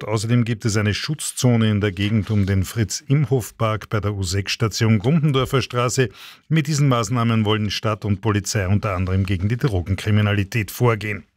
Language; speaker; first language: German; native; German